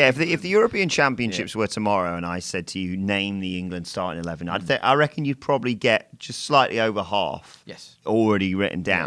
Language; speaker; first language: English; native; English